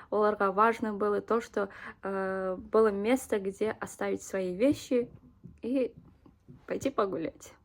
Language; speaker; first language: Russian; non-native, local second language; Kazakh